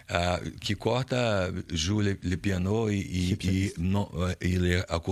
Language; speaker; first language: French; non-native, learner; Portuguese